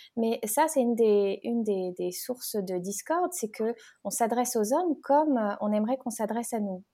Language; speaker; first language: French; native; French